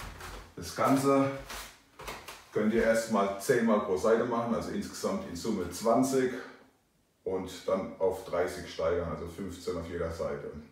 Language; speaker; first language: German; native; German